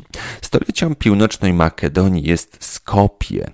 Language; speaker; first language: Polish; non-native, local second language; Rusyn